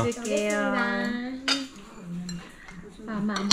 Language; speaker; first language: Korean; non-native, learner; Vietnamese